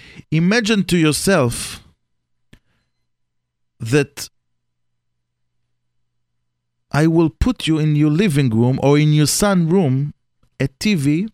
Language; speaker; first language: English; non-native, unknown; Hebrew